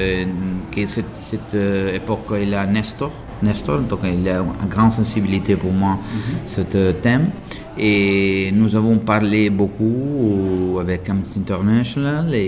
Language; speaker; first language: French; non-native, learner; Italian